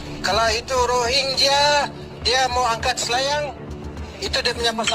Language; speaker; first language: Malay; non-native, learner; Bangla